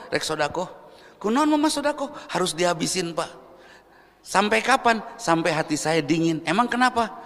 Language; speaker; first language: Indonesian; non-native, local second language; Sundanese